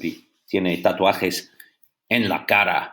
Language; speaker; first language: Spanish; non-native, fluent; English